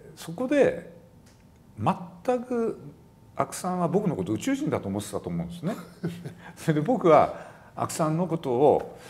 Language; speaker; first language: Japanese; native; Japanese